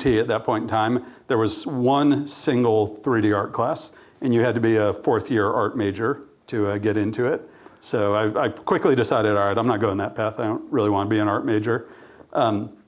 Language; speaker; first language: English; native; English